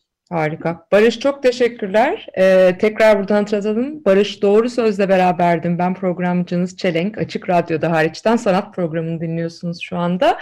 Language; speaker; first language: Turkish; native; Turkish